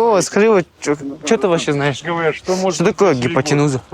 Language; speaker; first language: Russian; native; Russian